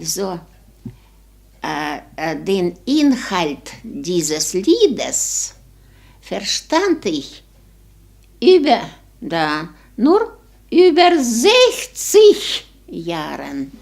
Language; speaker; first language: German; non-native, learner; Ukrainian